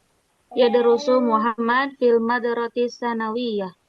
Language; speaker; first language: Arabic; non-native, learner; Indonesian